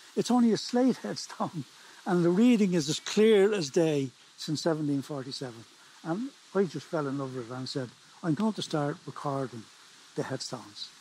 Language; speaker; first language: English; native; English